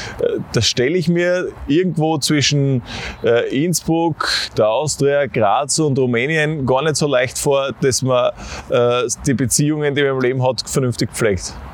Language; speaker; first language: German; native; German